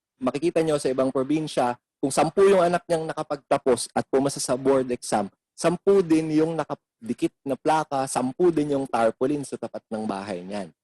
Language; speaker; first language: Filipino; non-native, local second language; Iloko